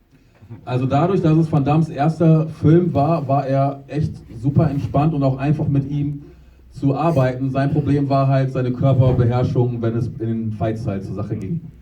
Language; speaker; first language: German; native; German